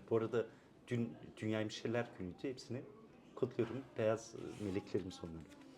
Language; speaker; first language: Turkish; non-native, local second language; Kurdish